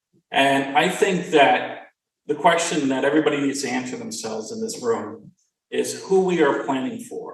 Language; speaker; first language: English; native; English